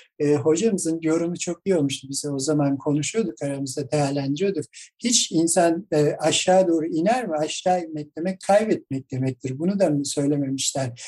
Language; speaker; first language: Turkish; native; Turkish